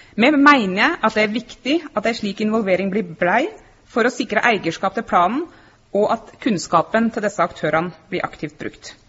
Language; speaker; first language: Norwegian; native; Norwegian